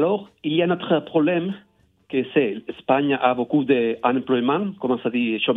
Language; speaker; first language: French; non-native, learner; Spanish